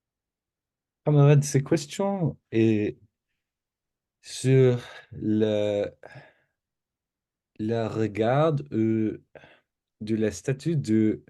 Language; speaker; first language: French; non-native, learner; English